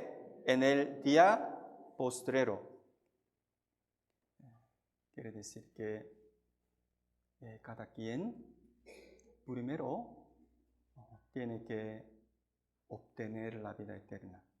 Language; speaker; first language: Spanish; non-native, fluent; Korean